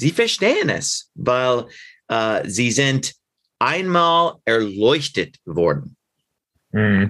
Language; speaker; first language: German; non-native, learner; English